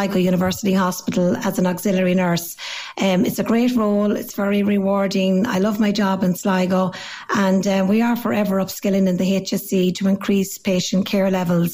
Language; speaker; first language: English; native; English